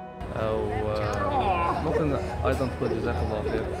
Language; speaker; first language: Arabic; early bilingual, heritage; Arabic